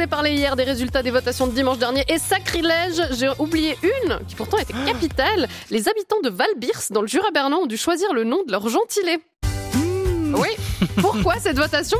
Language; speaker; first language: French; native; French